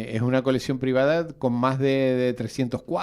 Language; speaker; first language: Spanish; native; Spanish